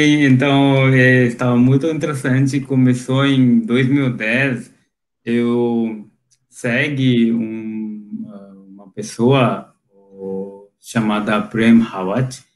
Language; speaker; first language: Portuguese; non-native, local second language; Hindi